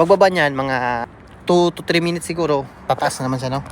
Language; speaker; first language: Filipino; native; Filipino